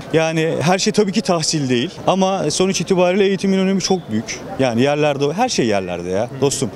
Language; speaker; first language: Turkish; native; Turkish